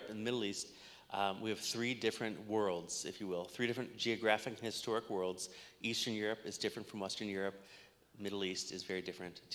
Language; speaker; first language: English; native; English